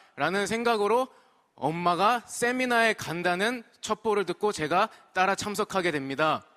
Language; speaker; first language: Korean; native; Korean